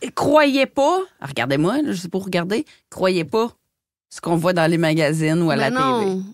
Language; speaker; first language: French; native; French